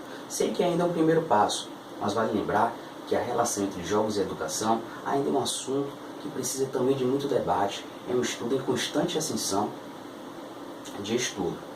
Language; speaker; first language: Portuguese; native; Portuguese